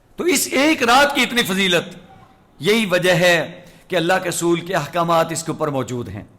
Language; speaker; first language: Urdu; non-native, local second language; Punjabi